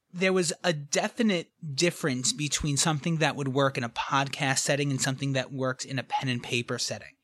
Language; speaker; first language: English; native; English